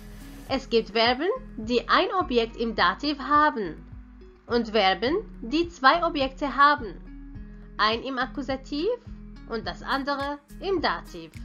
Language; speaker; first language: German; non-native, fluent; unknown